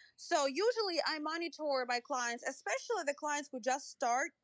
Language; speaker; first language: English; non-native, fluent; Russian